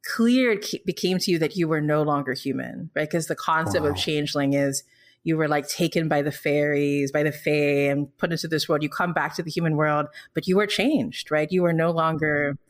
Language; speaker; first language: English; non-native, local second language; Filipino